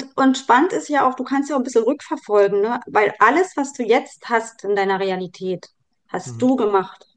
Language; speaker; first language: German; native; German